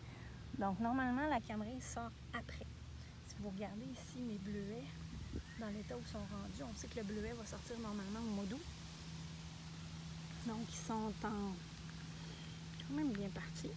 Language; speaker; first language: French; native; French